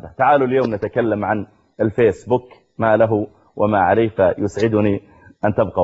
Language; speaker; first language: Arabic; native; Arabic